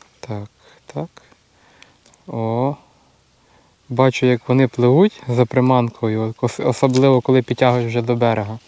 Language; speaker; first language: Ukrainian; native; Ukrainian